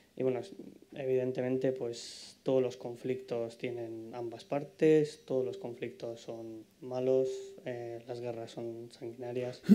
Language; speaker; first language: Spanish; non-native, fluent; Ukrainian